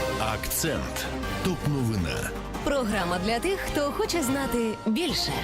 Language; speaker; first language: Ukrainian; native; Ukrainian